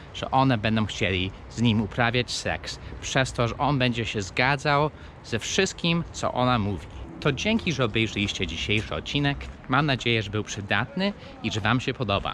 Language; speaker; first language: Polish; non-native, fluent; English